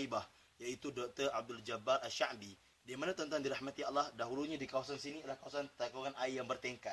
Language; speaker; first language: Malay; native; Malay